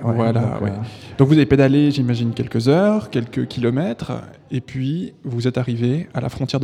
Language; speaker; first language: French; native; French